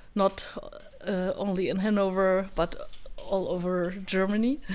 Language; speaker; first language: English; non-native, fluent; German